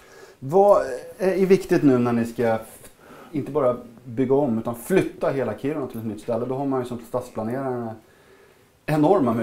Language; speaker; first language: Swedish; native; Swedish